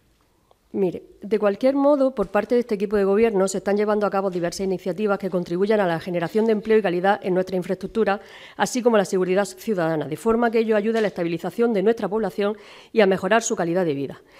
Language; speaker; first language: Spanish; native; Spanish